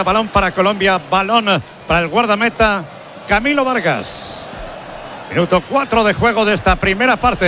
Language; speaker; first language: Spanish; native; Spanish